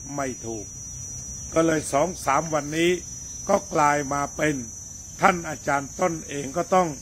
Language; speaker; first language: Thai; native; Thai